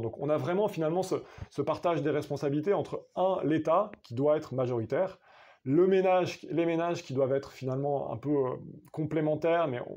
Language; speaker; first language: French; native; French